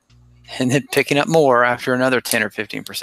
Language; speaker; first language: English; native; English